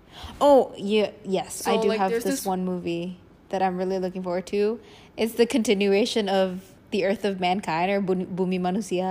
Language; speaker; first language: English; non-native, fluent; Indonesian